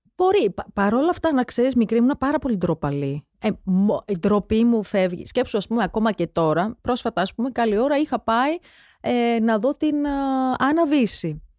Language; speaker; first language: Greek; non-native, fluent; Georgian